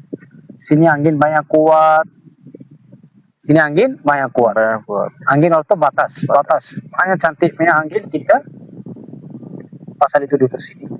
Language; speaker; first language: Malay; non-native, learner; Bangla